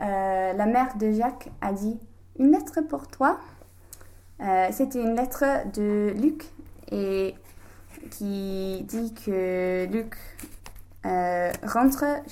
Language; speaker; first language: French; non-native, learner; English